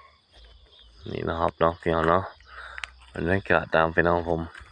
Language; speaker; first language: Thai; non-native, local second language; Northeastern Thai